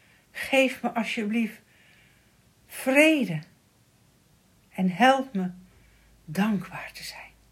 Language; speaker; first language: Dutch; native; Dutch